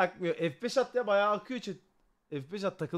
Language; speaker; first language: Turkish; native; Turkish